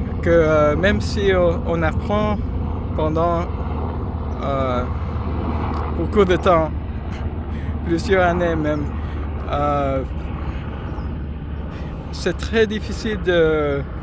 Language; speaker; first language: French; non-native, fluent; English